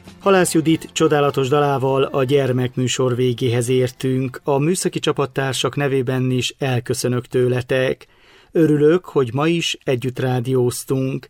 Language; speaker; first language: Hungarian; native; Hungarian